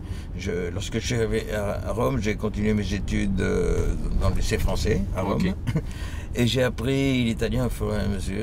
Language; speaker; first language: French; early bilingual, other home language; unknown